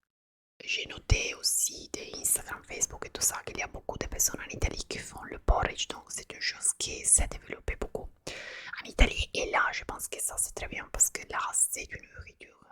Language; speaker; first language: French; non-native, fluent; Italian